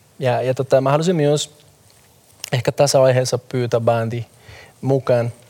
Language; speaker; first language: Finnish; non-native, fluent; Spanish